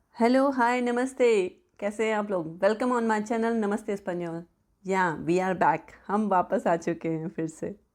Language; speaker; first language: Hindi; native; Hindi